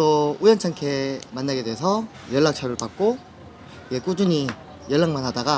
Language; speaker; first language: Korean; native; Korean